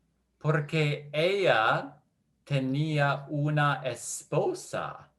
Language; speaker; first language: Spanish; non-native, learner; English